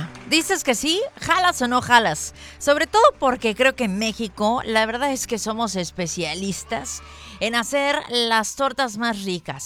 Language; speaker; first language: Spanish; native; Spanish